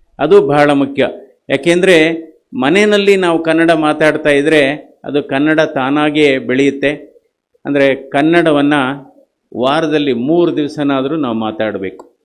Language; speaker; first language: Kannada; native; Kannada